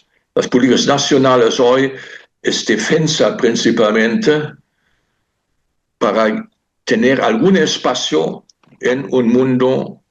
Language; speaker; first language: Spanish; non-native, fluent; German